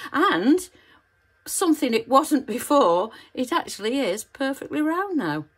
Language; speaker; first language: English; native; English